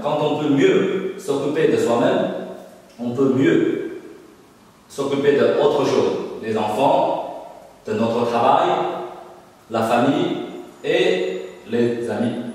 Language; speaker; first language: French; non-native, fluent; Chinese